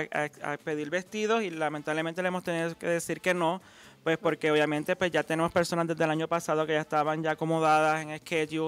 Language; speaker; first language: Spanish; native; Spanish